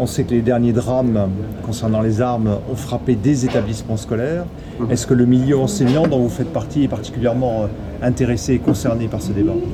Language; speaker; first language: French; native; French